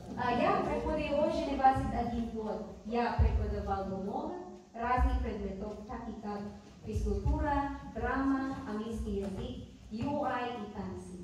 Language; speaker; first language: Russian; non-native, learner; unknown